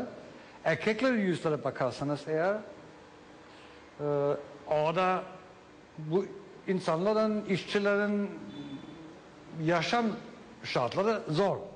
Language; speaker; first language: Turkish; non-native, fluent; German